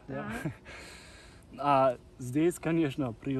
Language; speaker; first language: Russian; non-native, learner; German